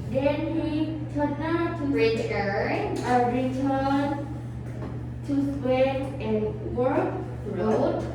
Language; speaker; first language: English; non-native, learner; Vietnamese